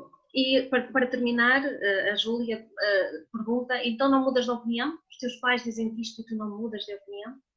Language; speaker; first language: Portuguese; native; Portuguese